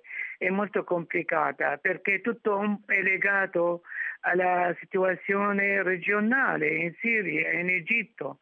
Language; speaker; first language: Italian; non-native, fluent; Arabic